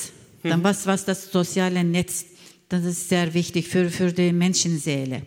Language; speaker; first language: German; non-native, learner; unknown